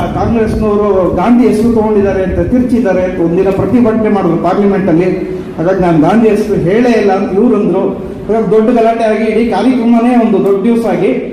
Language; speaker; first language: Kannada; native; Kannada